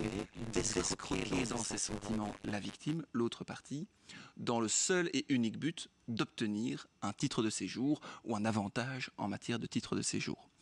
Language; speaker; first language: French; native; French